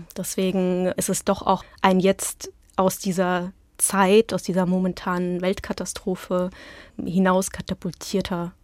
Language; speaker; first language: German; early bilingual, other home language; Russian